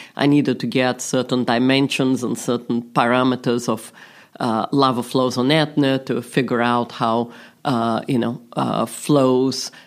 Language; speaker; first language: English; non-native, fluent; Portuguese